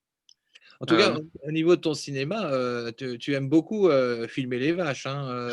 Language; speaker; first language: French; native; French